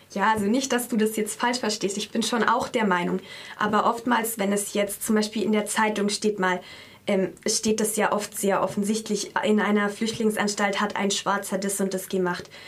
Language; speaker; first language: German; native; German